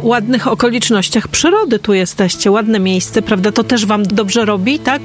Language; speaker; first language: Polish; native; Polish